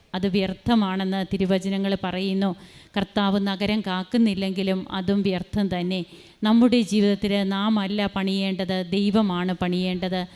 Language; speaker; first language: Malayalam; native; Malayalam